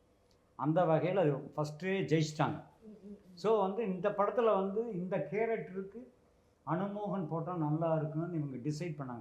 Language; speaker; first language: Tamil; native; Tamil